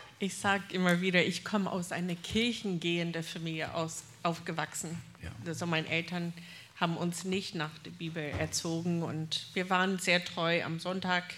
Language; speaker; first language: German; non-native, fluent; English